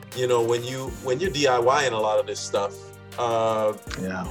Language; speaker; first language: English; native; English